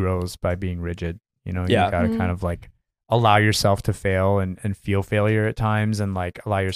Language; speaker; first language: English; native; English